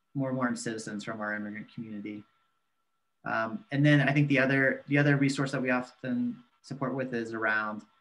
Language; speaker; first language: English; native; English